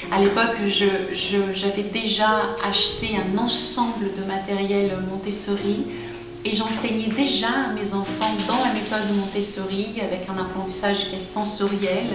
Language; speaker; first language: French; non-native, fluent; Portuguese